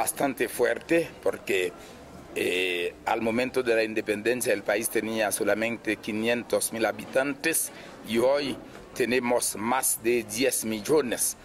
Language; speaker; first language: Spanish; non-native, fluent; Haitian Creole